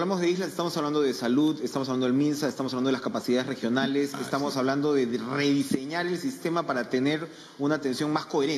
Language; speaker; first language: Spanish; native; Spanish